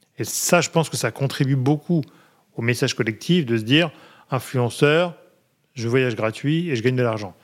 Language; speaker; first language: French; native; French